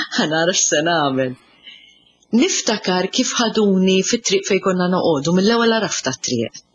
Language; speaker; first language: Maltese; early bilingual, other home language; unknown